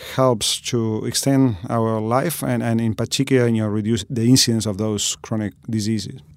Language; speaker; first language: English; non-native, fluent; Spanish